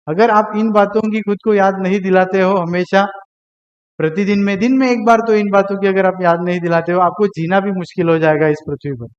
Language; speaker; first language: Hindi; non-native, local second language; Marathi